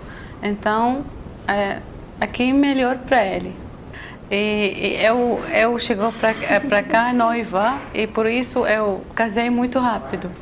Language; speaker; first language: Portuguese; non-native, learner; Arabic